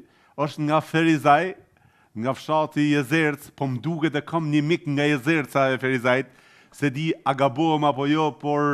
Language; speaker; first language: Albanian; native; Albanian